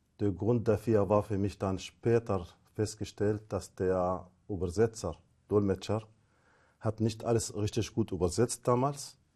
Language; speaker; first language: German; non-native, fluent; Arabic